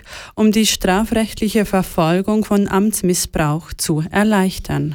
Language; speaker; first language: German; native; German